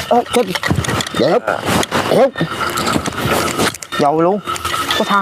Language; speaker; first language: Vietnamese; native; Vietnamese